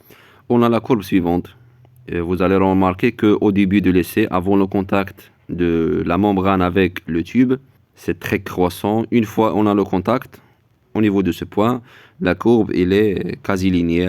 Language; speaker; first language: French; non-native, local second language; Arabic